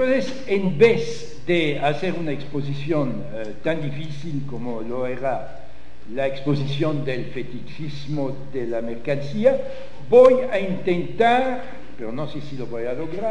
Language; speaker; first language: Spanish; non-native, fluent; French